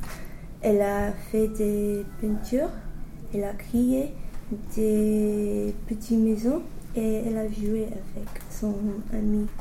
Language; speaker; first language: French; non-native, learner; English